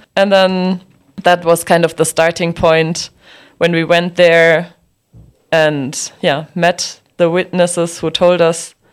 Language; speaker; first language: English; non-native, fluent; German